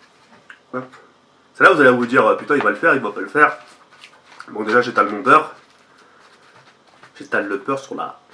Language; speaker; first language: French; native; French